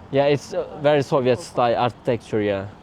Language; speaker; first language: English; non-native, learner; Turkish